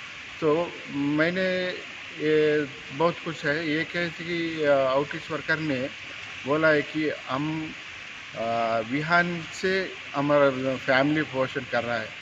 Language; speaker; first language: Hindi; non-native, local second language; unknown